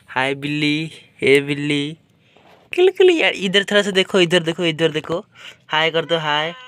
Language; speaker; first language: Hindi; non-native, local second language; Odia